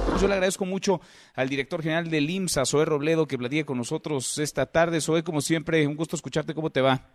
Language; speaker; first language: Spanish; native; Spanish